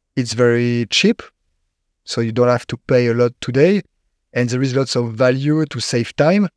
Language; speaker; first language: English; non-native, fluent; French